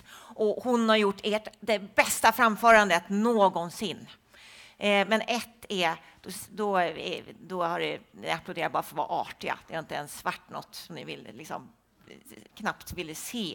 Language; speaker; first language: Swedish; native; Swedish